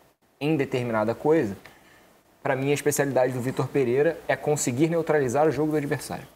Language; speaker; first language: Portuguese; native; Portuguese